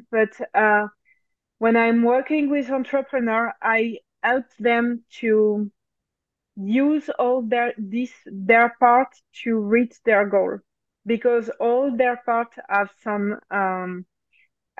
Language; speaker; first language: English; non-native, fluent; French